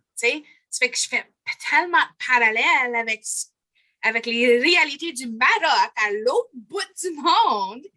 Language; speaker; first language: French; native; French